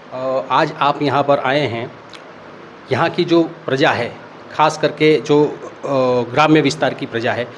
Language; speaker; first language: Hindi; non-native, local second language; Gujarati